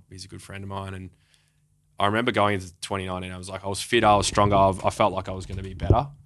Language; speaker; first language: English; native; English